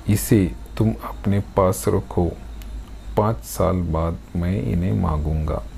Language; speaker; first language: Hindi; non-native, local second language; Marathi